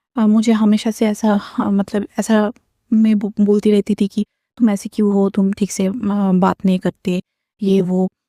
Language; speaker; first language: Hindi; non-native, local second language; Bangla